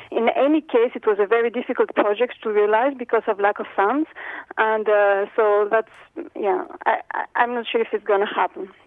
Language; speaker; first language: English; non-native, fluent; Greek